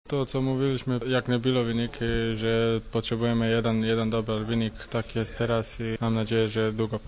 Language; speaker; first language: Polish; non-native, fluent; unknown